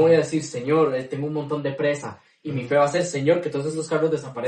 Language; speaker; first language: Spanish; native; Spanish